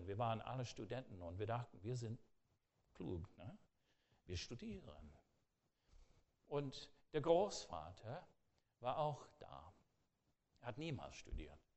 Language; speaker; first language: German; non-native, fluent; English